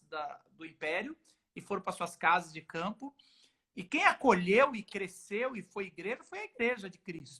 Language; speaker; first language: Portuguese; native; Portuguese